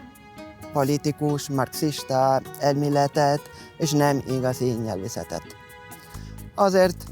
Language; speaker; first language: Hungarian; non-native, fluent; Spanish